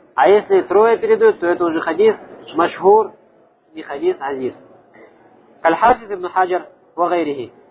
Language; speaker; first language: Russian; non-native, local second language; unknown